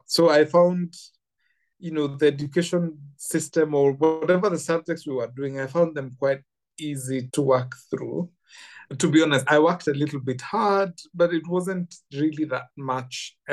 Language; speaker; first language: English; non-native, local second language; Kikuyu